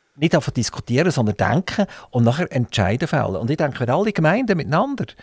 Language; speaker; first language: German; native; German